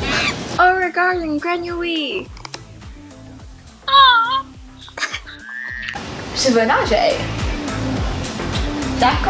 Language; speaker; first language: French; non-native, learner; English